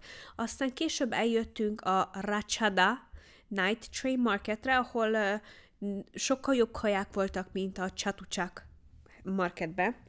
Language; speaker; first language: Hungarian; early bilingual, heritage; Hungarian